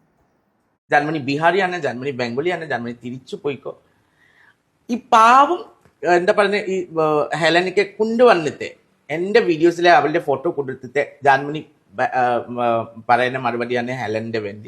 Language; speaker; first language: Malayalam; non-native, fluent; Assamese